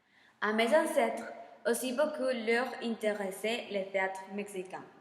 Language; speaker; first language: French; non-native, learner; Spanish